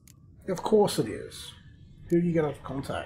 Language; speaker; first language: English; native; English